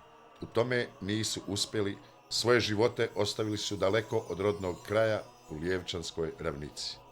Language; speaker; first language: Bosnian; native; Bosnian